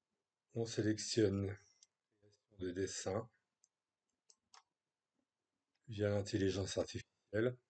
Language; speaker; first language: French; native; French